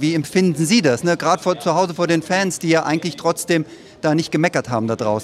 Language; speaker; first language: German; native; German